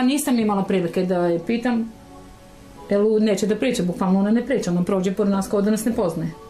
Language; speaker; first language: Serbian; native; Serbian